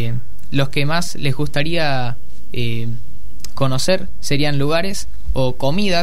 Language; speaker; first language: Spanish; native; Spanish